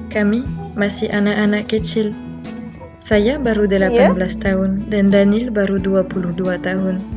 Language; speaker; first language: Indonesian; non-native, fluent; French